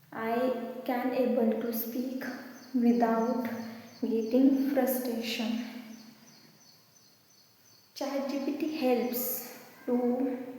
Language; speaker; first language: English; non-native, learner; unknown